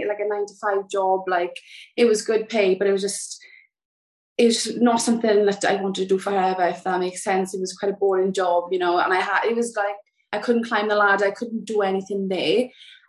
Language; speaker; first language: English; native; English